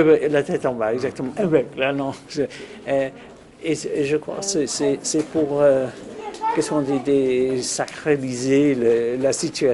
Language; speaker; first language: French; non-native, fluent; English